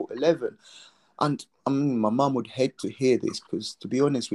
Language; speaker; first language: English; non-native, local second language; Nyanja